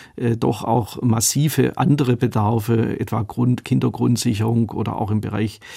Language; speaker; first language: German; native; German